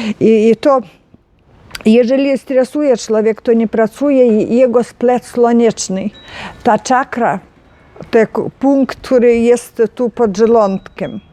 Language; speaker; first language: Polish; non-native, learner; Ukrainian